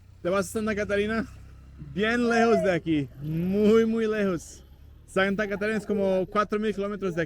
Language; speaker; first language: Spanish; non-native, learner; English